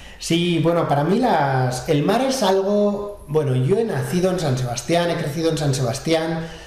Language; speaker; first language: Spanish; native; Spanish